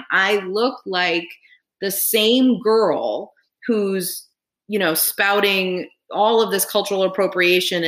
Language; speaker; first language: English; native; English